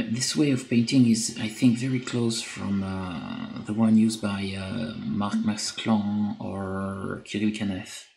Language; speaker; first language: English; non-native, fluent; French